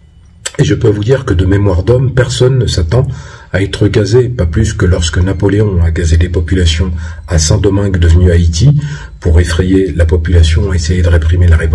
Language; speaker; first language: French; native; French